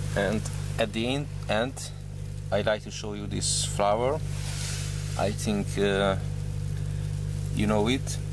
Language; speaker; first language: English; non-native, fluent; Hungarian